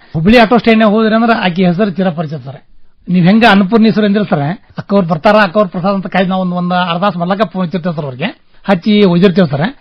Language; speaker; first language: Kannada; native; Kannada